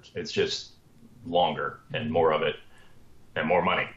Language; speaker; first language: English; native; English